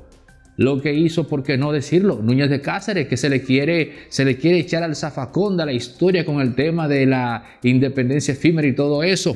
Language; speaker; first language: Spanish; native; Spanish